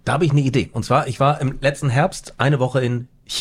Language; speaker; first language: German; native; German